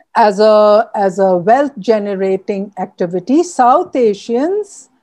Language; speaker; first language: English; non-native, local second language; Urdu